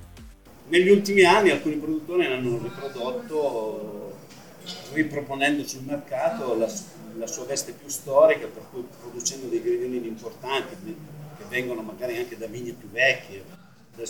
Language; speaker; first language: Italian; native; Italian